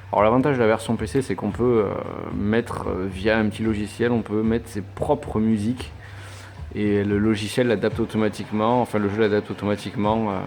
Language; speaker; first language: French; native; French